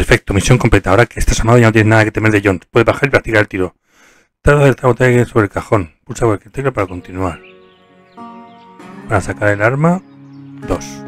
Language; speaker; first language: Spanish; native; Spanish